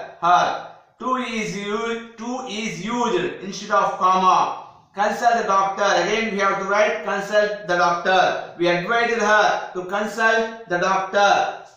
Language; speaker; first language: English; non-native, local second language; Telugu